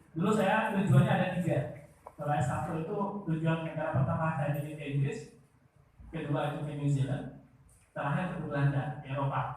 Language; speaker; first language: Indonesian; non-native, local second language; Madurese